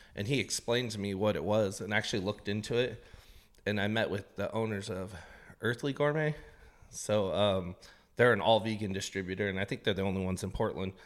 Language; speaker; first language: English; native; English